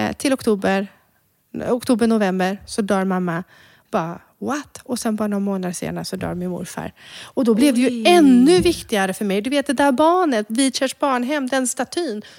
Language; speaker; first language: Swedish; native; Swedish